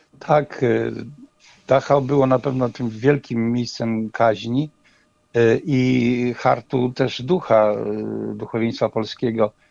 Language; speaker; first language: Polish; native; Polish